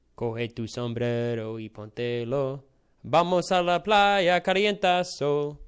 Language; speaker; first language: Spanish; non-native, learner; English